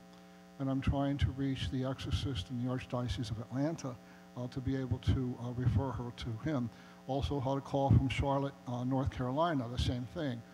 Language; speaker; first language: English; native; English